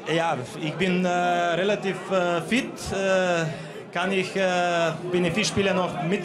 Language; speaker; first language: German; non-native, fluent; Bulgarian